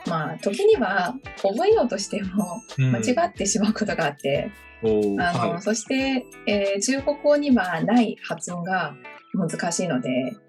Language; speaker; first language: Japanese; non-native, fluent; Chinese